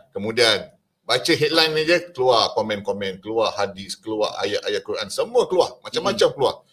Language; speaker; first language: Malay; native; Malay